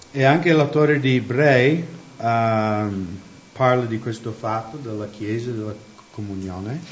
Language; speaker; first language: Italian; non-native, fluent; English